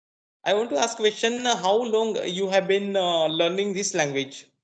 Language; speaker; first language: English; non-native, learner; Marathi